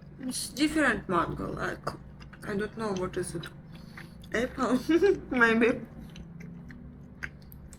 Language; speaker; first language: English; non-native, learner; Russian